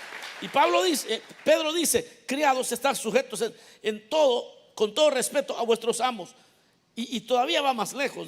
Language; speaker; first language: Spanish; native; Spanish